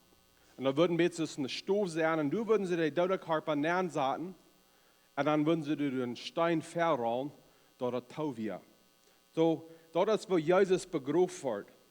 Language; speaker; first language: German; non-native, learner; Plautdietsch